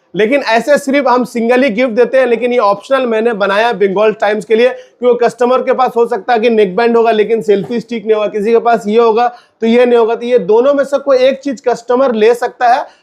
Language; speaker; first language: Hindi; non-native, local second language; Bangla